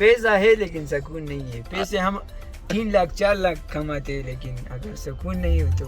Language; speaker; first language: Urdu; non-native, local second language; Pashto